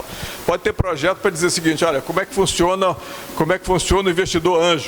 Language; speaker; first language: Portuguese; native; Portuguese